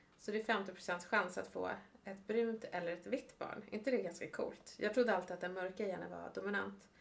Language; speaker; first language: Swedish; native; Swedish